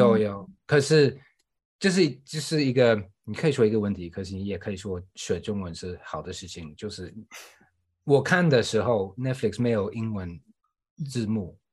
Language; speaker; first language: Chinese; non-native, fluent; English